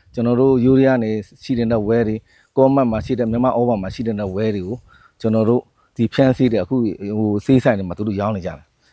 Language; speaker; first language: Burmese; native; Burmese